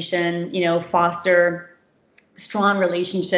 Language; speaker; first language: English; native; English